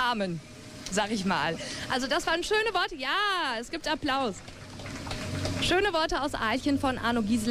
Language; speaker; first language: German; native; German